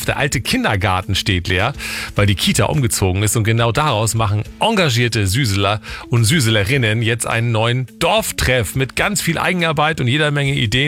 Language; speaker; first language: German; native; German